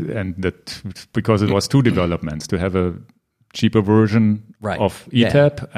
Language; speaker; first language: English; non-native, learner; German